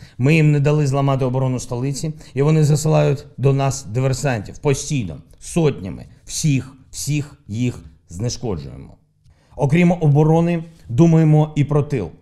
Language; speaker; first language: Ukrainian; non-native, local second language; Russian